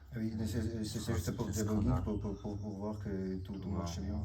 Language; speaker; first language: French; non-native, learner; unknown